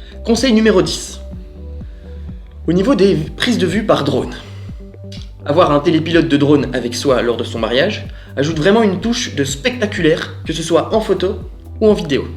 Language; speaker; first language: French; native; French